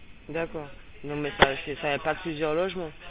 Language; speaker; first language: French; native; French